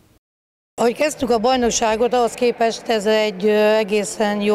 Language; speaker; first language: Hungarian; native; Hungarian